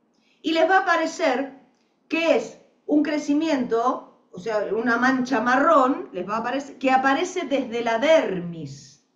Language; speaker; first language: Spanish; native; Spanish